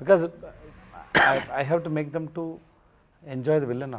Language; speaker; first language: Telugu; non-native, learner; Tamil